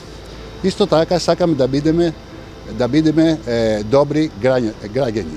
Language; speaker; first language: Macedonian; non-native, learner; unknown